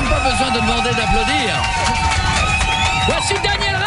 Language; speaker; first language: French; native; French